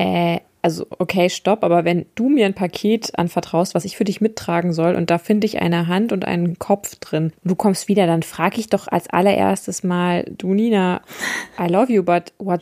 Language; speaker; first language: German; native; German